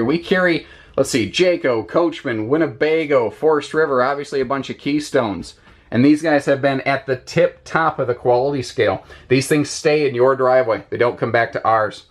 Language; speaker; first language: English; native; English